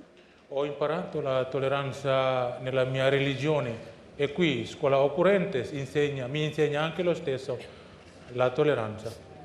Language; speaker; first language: Italian; non-native, learner; Indonesian